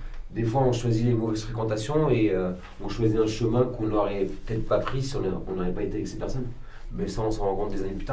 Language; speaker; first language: French; native; French